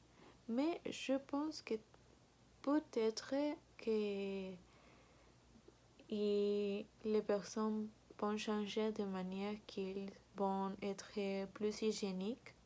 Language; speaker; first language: French; non-native, learner; Spanish